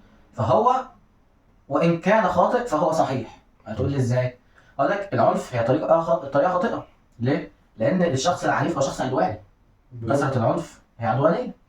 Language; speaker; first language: Arabic; native; Arabic